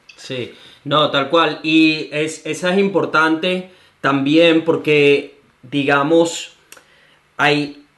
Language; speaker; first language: Spanish; native; Spanish